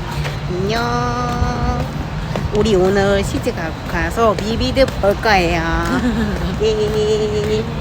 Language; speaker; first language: Korean; non-native, learner; Mongolian